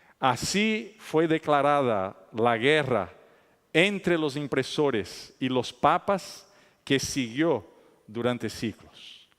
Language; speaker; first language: Spanish; non-native, fluent; Italian